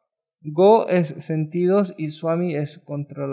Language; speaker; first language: Spanish; native; Spanish